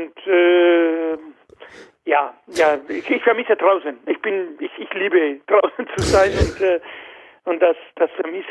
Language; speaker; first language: German; non-native, learner; Spanish